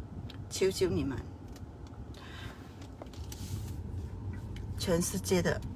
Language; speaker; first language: Chinese; non-native, fluent; Burmese